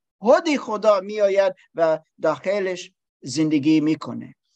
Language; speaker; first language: Persian; non-native, learner; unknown